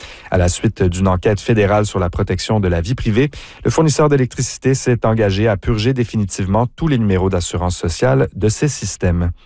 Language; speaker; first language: French; native; French